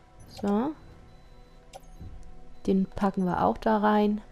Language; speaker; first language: German; native; German